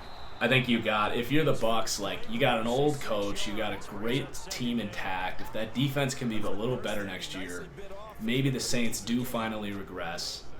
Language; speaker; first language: English; native; English